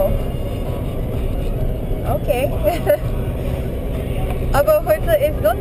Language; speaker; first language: German; non-native, learner; English